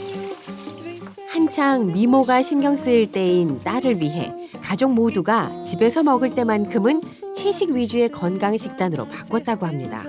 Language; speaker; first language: Korean; native; Korean